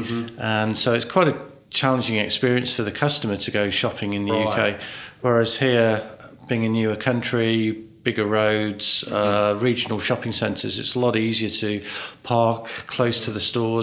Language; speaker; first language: English; native; English